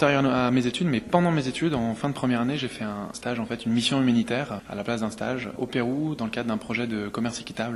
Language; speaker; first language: French; native; French